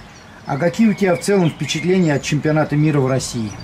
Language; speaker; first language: Russian; native; Russian